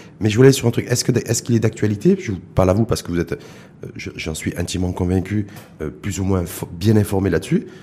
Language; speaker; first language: French; non-native, local second language; Arabic